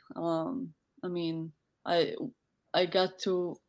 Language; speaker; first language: English; non-native, fluent; Polish